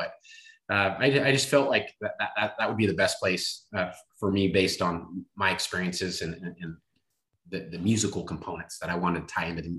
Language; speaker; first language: English; native; English